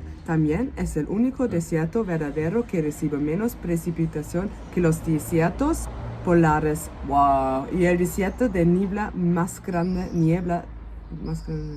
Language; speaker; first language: Spanish; non-native, fluent; German